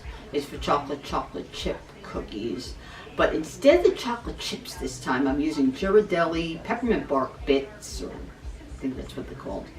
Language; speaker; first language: English; native; English